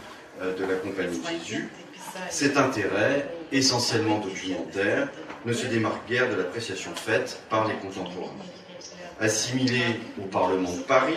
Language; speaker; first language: French; native; French